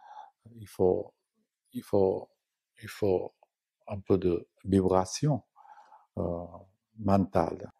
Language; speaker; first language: French; non-native, learner; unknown